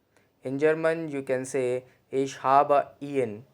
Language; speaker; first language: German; non-native, learner; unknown